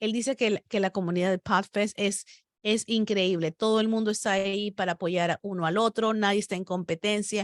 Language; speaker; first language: Spanish; native; Spanish